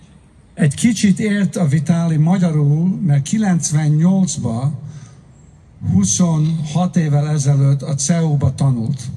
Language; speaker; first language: Hungarian; early bilingual, heritage; Hungarian